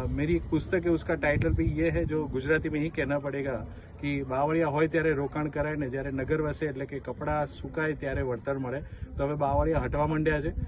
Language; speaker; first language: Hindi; non-native, local second language; Gujarati